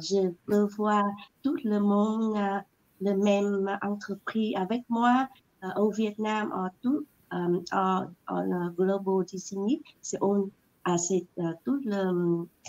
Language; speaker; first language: French; non-native, learner; Vietnamese